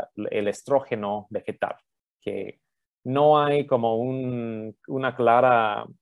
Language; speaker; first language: Spanish; early bilingual, heritage; Spanish